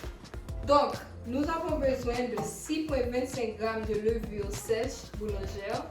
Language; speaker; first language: French; non-native, fluent; English